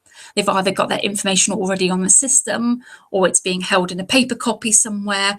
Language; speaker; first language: English; native; English